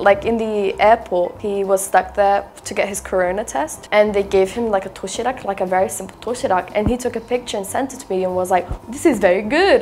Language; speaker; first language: English; native; English